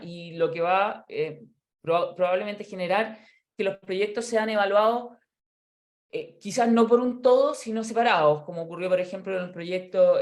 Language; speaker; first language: Spanish; native; Spanish